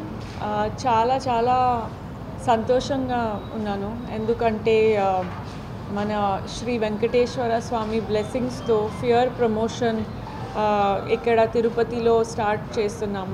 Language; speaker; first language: Telugu; non-native, fluent; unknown